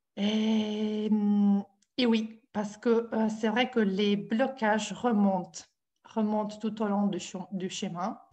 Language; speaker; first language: French; non-native, fluent; Italian